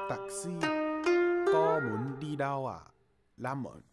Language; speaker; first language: Vietnamese; non-native, learner; English